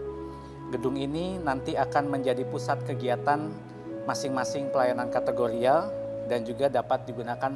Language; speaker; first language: Indonesian; native; Indonesian